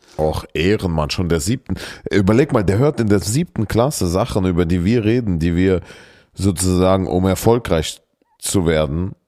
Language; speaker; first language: German; early bilingual, other home language; Russian